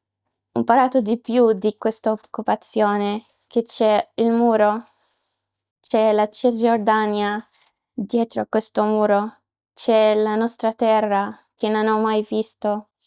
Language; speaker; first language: Italian; non-native, learner; Arabic